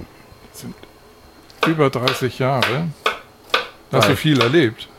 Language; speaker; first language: German; native; German